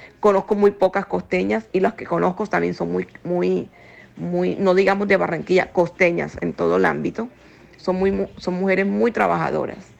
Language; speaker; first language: Spanish; native; Spanish